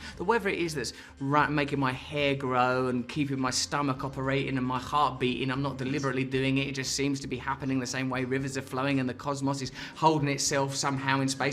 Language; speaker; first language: English; native; English